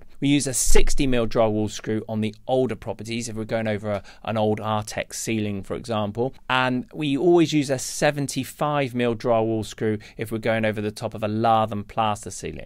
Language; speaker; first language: English; native; English